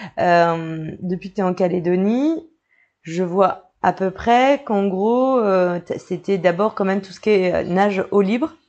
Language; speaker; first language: French; native; French